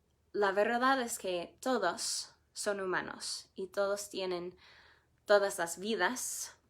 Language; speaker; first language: Spanish; non-native, fluent; English